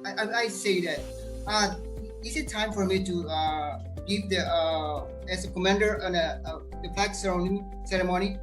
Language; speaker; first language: English; non-native, learner; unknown